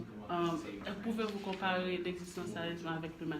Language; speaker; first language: French; non-native, learner; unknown